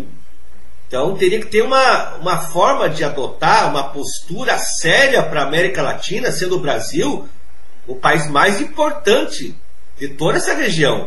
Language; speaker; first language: Portuguese; native; Portuguese